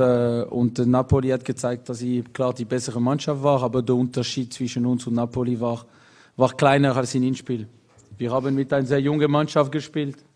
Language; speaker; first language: German; non-native, local second language; French